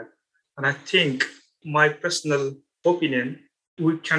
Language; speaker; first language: English; non-native, local second language; Marathi